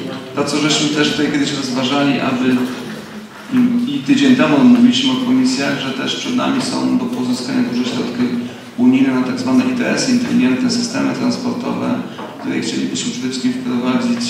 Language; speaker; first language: Polish; native; Polish